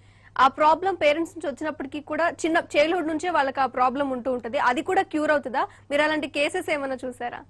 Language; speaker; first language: Telugu; native; Telugu